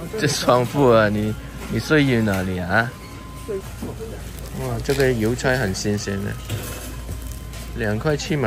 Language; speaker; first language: Chinese; non-native, local second language; Cantonese